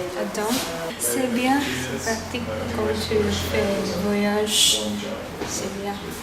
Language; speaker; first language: French; non-native, learner; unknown